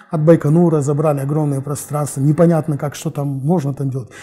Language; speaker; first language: Russian; non-native, local second language; Kazakh